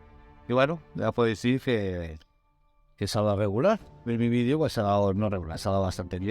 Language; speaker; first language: Spanish; native; Spanish